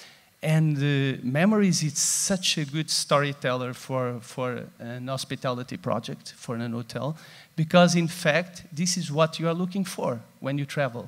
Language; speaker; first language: English; non-native, fluent; Portuguese